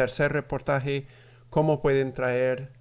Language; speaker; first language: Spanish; non-native, fluent; English